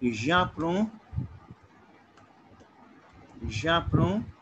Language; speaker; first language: French; non-native, fluent; Hindi